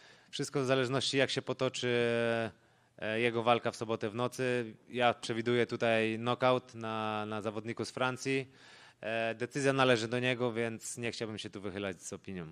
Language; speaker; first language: Polish; native; Polish